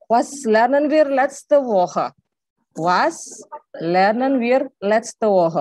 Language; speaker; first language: German; non-native, learner; Indonesian